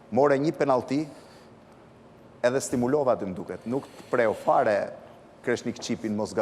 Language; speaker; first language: Albanian; native; Albanian